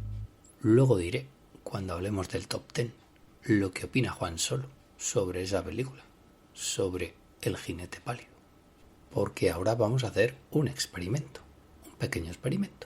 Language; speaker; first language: Spanish; native; Spanish